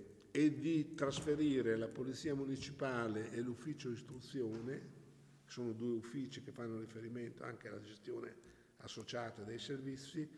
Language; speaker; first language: Italian; native; Italian